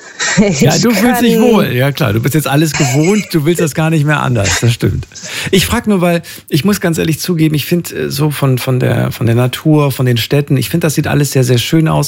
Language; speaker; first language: German; native; German